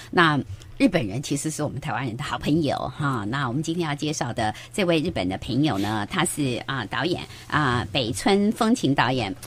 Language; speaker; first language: Chinese; native; Chinese